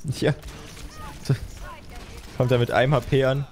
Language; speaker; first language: German; native; German